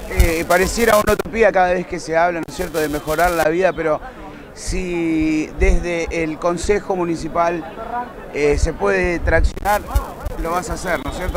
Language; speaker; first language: Spanish; native; Spanish